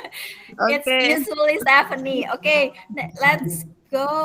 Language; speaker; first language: English; non-native, fluent; Indonesian